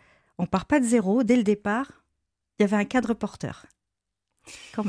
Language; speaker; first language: French; native; French